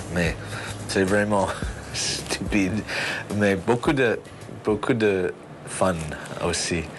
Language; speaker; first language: French; non-native, learner; English